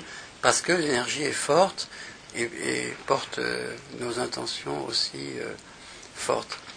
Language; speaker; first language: French; native; French